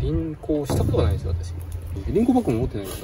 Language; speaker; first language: Japanese; native; Japanese